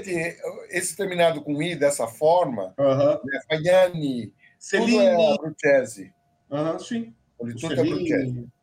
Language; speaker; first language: Portuguese; native; Portuguese